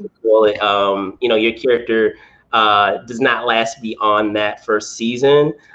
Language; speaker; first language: English; native; English